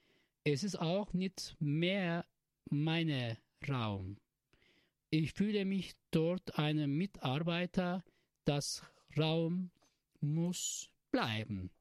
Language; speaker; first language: German; non-native, learner; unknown